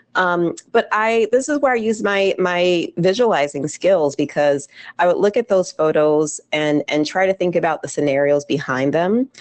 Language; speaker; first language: English; native; English